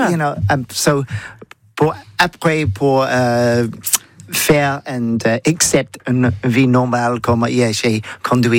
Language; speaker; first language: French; non-native, learner; English